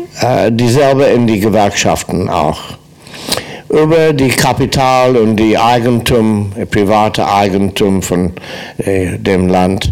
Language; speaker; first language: German; non-native, fluent; English